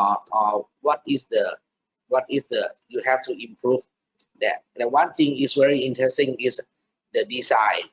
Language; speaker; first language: English; non-native, learner; Thai